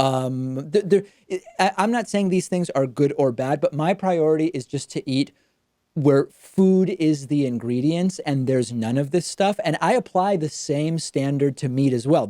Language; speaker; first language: English; native; English